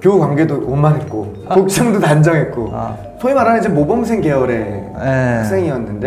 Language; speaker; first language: Korean; native; Korean